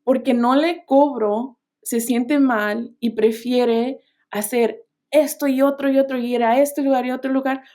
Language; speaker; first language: Spanish; early bilingual, heritage; Spanish